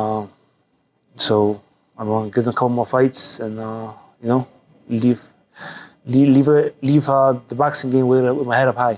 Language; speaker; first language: English; native; English